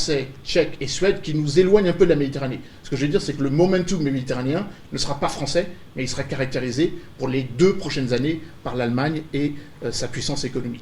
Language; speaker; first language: French; native; French